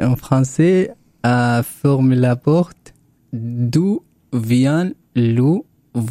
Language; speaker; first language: French; non-native, learner; Arabic